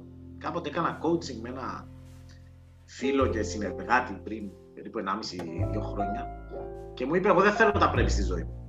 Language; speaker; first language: Greek; native; Greek